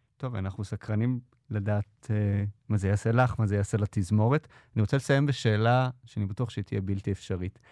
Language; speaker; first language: Hebrew; native; Hebrew